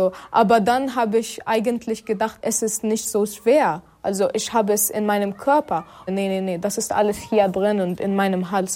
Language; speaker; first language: German; non-native, fluent; Arabic